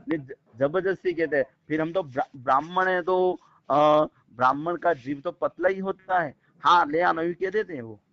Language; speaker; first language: Hindi; native; Hindi